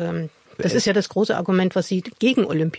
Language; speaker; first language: German; native; German